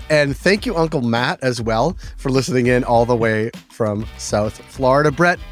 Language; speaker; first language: English; native; English